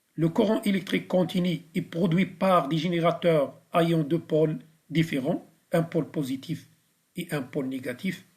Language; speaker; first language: French; non-native, local second language; Arabic